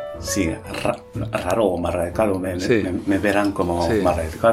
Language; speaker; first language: Spanish; non-native, fluent; Japanese